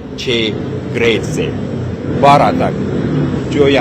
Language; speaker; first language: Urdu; non-native, fluent; Pashto